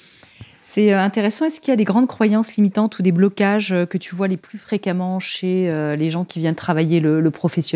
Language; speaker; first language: French; native; French